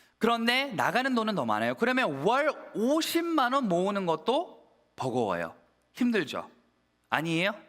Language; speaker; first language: Korean; early bilingual, heritage; Korean